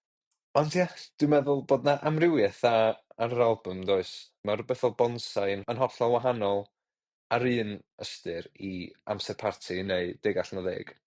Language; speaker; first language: Welsh; native; Welsh